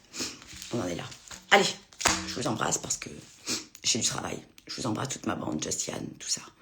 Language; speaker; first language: French; native; French